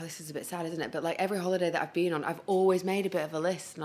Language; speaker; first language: English; native; English